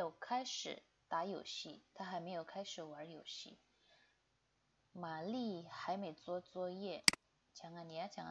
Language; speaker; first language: Chinese; non-native, fluent; Indonesian